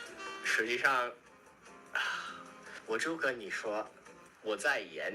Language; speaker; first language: Chinese; non-native, fluent; English